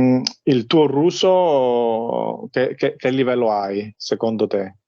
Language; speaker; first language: Italian; non-native, fluent; Spanish